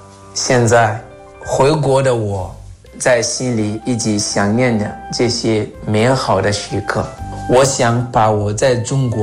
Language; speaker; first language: Chinese; non-native, fluent; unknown